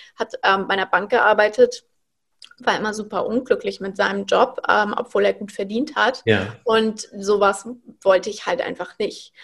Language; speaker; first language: German; native; German